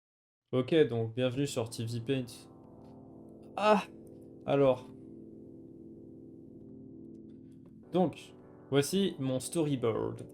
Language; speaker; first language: French; native; French